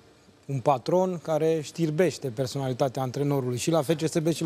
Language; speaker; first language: Romanian; native; Romanian